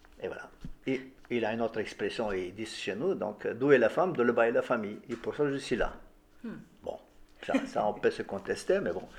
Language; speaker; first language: French; non-native, fluent; Bulgarian